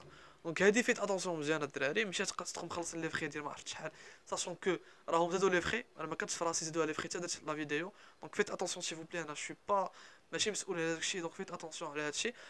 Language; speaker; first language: Arabic; native; Arabic